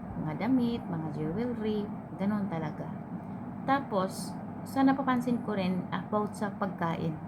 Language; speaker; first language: Filipino; non-native, local second language; Cebuano